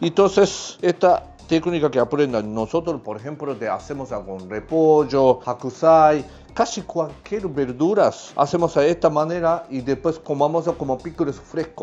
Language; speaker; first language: Spanish; non-native, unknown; Japanese